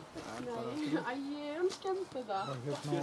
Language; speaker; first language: Icelandic; non-native, learner; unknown